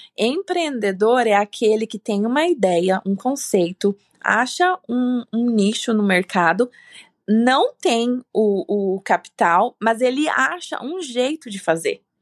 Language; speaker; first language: Portuguese; native; Portuguese